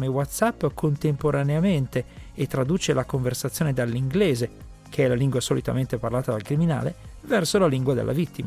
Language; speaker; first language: Italian; native; Italian